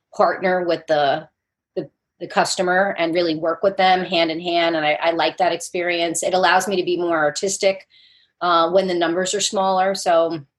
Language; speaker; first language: English; native; English